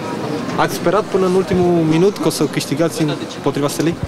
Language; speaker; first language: Romanian; native; Romanian